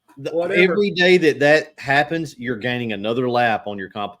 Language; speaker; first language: English; native; English